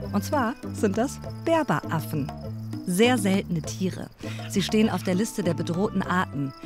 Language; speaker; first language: German; early bilingual, other home language; Riffian